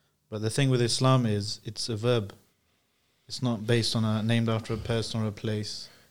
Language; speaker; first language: English; native; English